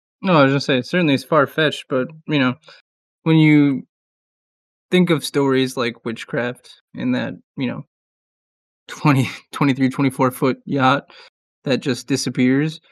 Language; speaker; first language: English; native; English